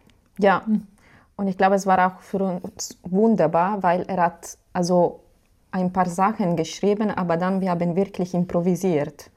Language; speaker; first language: German; non-native, fluent; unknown